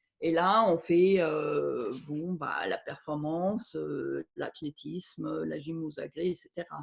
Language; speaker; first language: French; non-native, fluent; German